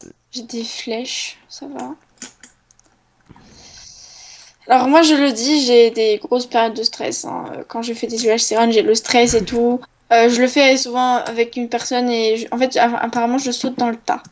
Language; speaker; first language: French; native; French